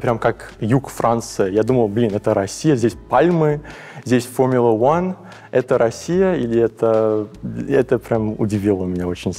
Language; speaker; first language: Russian; early bilingual, heritage; English